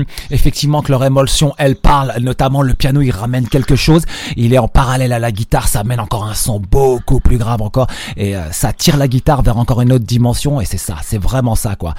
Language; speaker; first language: French; native; French